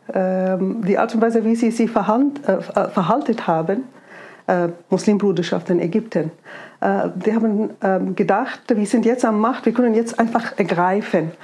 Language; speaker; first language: German; non-native, fluent; Arabic